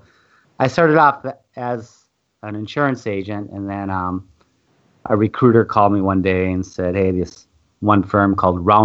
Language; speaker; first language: English; native; English